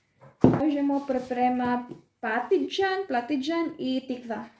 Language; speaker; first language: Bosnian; non-native, learner; Filipino